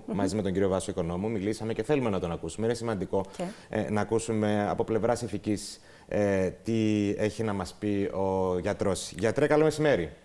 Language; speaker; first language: Greek; native; Greek